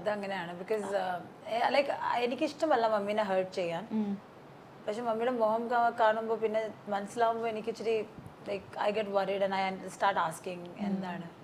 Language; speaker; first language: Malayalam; non-native, local second language; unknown